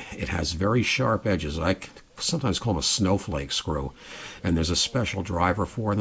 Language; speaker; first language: English; native; English